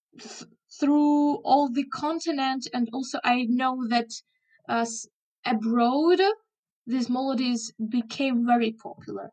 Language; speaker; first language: English; non-native, fluent; Ukrainian